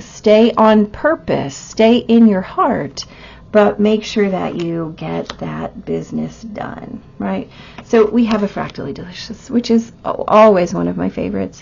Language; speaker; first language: English; native; English